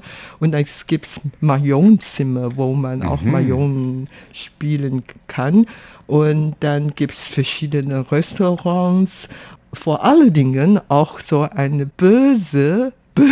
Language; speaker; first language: German; non-native, fluent; Chinese